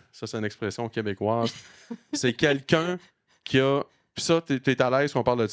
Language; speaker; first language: French; native; French